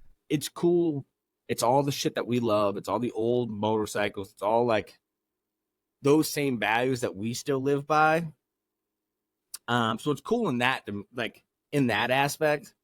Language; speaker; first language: English; native; English